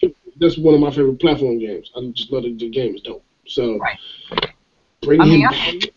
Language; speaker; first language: English; native; English